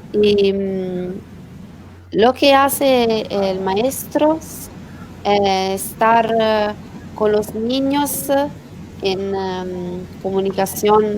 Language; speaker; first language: Spanish; non-native, learner; Italian